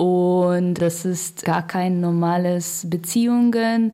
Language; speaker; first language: German; non-native, learner; Russian